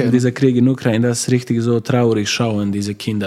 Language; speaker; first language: German; non-native, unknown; Croatian